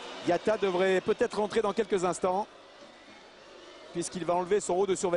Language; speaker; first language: French; native; French